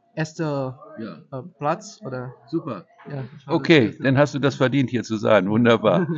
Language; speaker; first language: German; non-native, learner; Portuguese